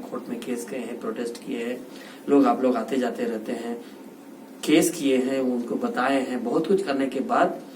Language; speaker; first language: Hindi; non-native, local second language; Kannada